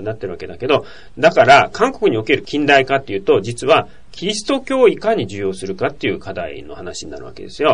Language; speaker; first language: Japanese; native; Japanese